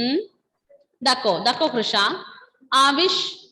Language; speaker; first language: French; non-native, fluent; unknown